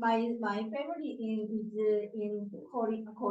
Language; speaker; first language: English; non-native, learner; Portuguese